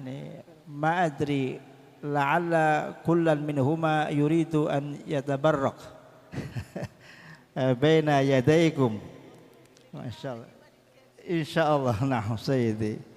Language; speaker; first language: Arabic; non-native, fluent; Indonesian